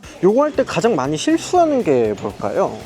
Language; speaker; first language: Korean; native; Korean